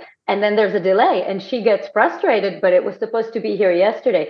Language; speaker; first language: English; non-native, fluent; Hebrew